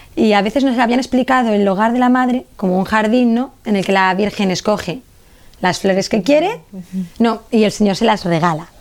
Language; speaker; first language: Spanish; native; Spanish